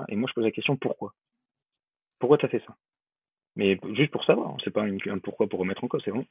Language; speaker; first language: French; native; French